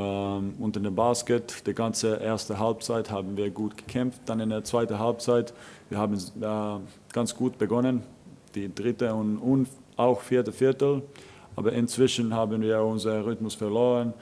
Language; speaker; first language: German; non-native, fluent; Finnish